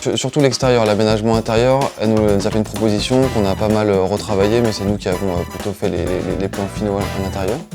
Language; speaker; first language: French; native; French